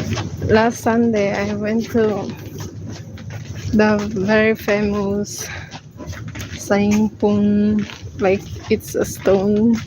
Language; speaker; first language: English; non-native, local second language; Filipino